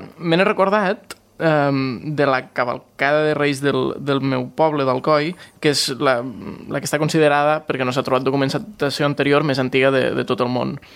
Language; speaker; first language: Catalan; native; Catalan